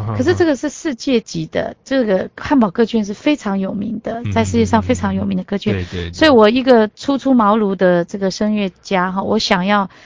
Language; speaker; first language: Chinese; native; Chinese